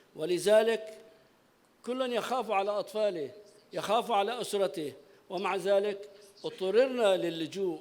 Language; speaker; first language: Arabic; native; Arabic